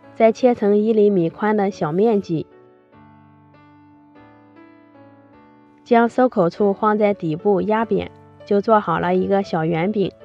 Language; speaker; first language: Chinese; native; Chinese